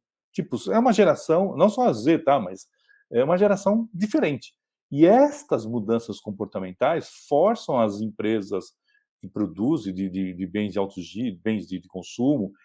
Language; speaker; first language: Portuguese; native; Portuguese